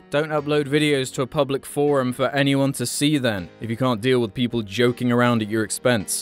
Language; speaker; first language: English; native; English